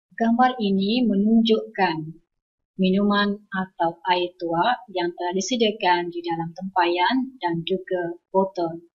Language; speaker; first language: Malay; non-native, local second language; Iban